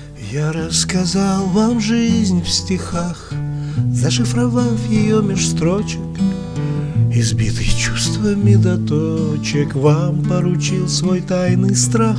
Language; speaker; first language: Russian; native; Russian